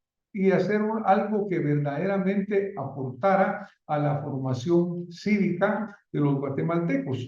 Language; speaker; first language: Spanish; native; Spanish